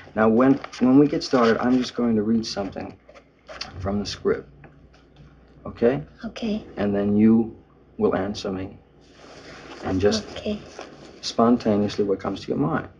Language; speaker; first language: English; native; English